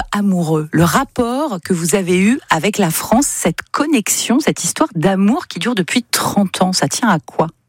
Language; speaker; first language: French; native; French